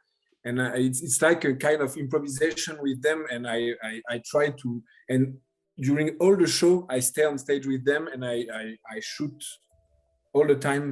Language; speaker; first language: English; non-native, learner; French